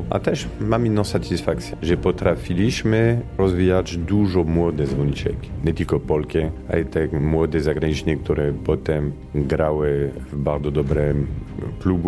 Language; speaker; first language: Polish; non-native, fluent; Italian